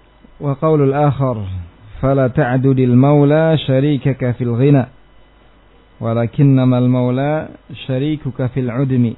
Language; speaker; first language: Arabic; non-native, fluent; Indonesian